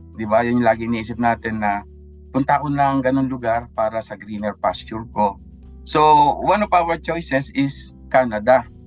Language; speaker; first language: Filipino; native; Filipino